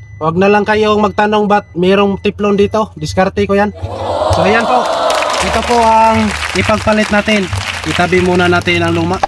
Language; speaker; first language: Filipino; non-native, local second language; Cebuano